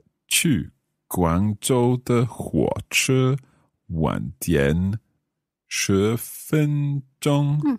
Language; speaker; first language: Chinese; non-native, learner; English